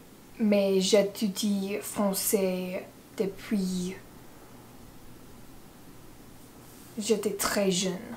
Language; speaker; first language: French; non-native, learner; English